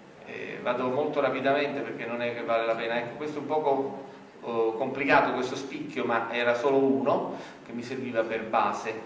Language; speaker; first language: Italian; native; Italian